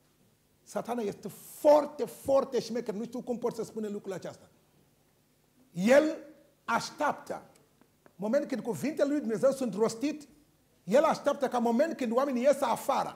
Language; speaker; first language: Romanian; non-native, learner; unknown